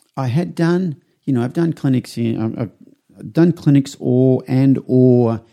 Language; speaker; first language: English; native; English